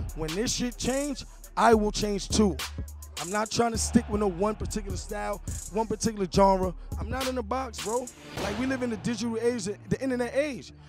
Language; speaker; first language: English; native; English